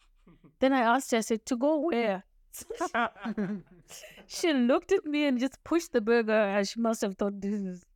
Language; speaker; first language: English; non-native, local second language; Shona